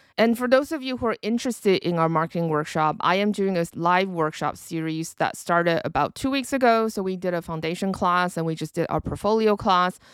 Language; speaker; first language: English; early bilingual, other home language; Chinese